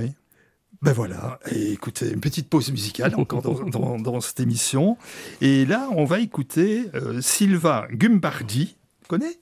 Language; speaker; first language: French; native; French